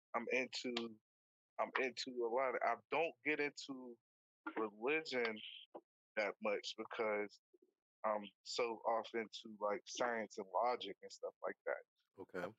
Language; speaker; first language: English; native; English